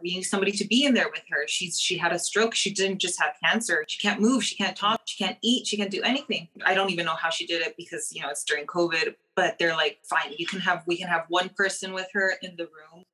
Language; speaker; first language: English; early bilingual, other home language; Spanish